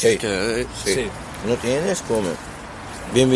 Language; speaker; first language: Spanish; non-native, learner; Arabic